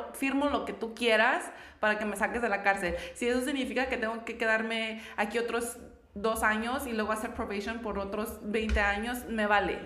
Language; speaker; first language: Spanish; native; Spanish